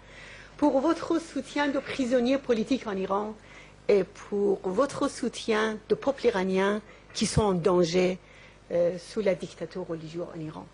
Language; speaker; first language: French; non-native, learner; Persian